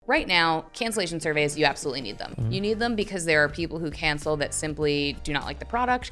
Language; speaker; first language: English; native; English